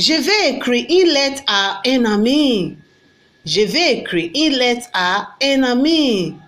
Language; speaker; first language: French; non-native, learner; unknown